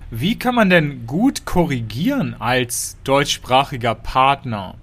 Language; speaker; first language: German; native; German